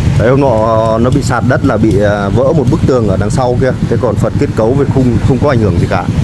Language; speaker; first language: Vietnamese; non-native, local second language; Iu Mien